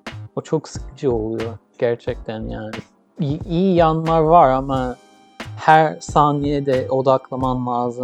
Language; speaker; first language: Turkish; early bilingual, heritage; English